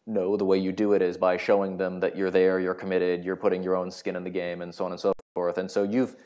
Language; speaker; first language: English; native; English